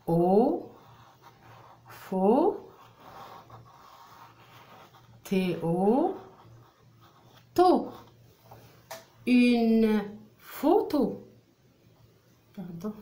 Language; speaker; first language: French; non-native, local second language; Arabic